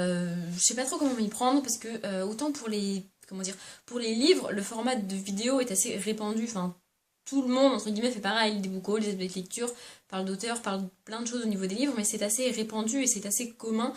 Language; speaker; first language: French; native; French